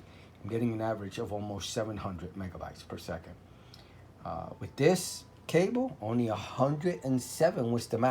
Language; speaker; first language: English; native; English